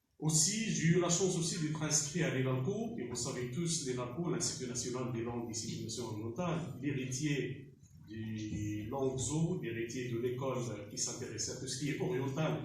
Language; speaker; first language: French; non-native, local second language; Berber languages